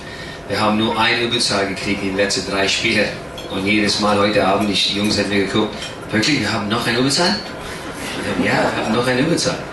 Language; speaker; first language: German; non-native, learner; English